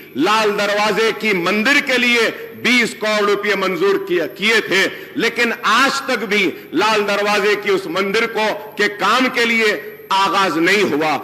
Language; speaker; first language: Urdu; native; Urdu